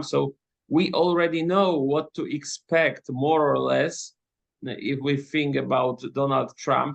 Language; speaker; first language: English; non-native, fluent; Polish